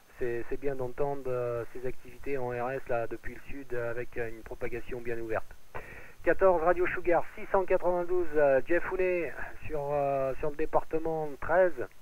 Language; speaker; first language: French; native; French